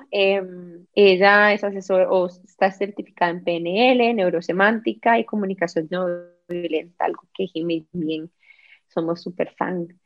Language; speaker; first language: Spanish; native; Spanish